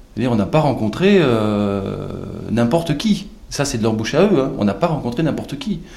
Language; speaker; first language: French; native; French